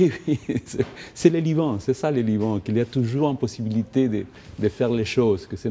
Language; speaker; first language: French; non-native, fluent; Spanish